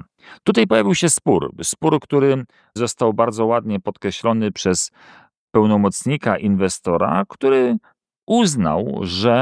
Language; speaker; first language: Polish; native; Polish